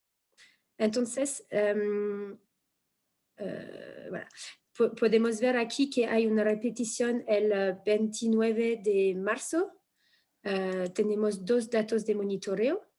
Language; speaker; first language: Spanish; non-native, fluent; French